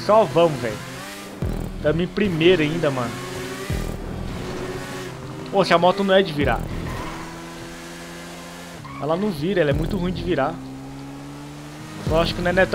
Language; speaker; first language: Portuguese; native; Portuguese